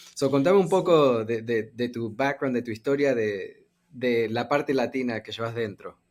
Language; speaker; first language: Spanish; native; Spanish